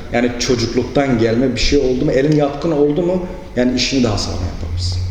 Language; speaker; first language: Turkish; non-native, local second language; Kurdish